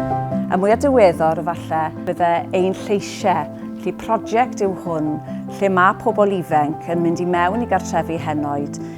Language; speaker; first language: Welsh; native; Welsh